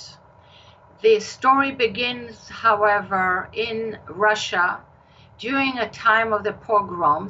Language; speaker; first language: English; non-native, fluent; Hebrew